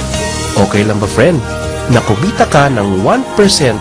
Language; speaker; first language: Filipino; native; Filipino